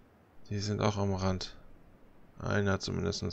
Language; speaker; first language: German; native; German